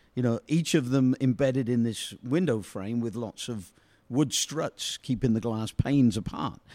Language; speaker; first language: English; native; English